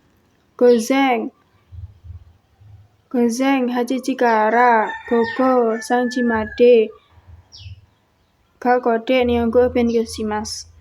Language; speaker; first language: Japanese; non-native, learner; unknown